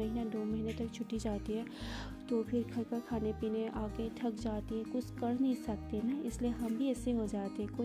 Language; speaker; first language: Hindi; non-native, local second language; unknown